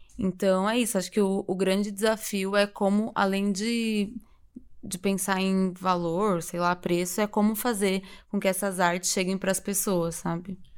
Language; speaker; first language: Portuguese; native; Portuguese